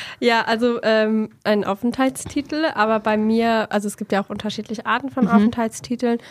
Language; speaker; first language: German; early bilingual, other home language; Portuguese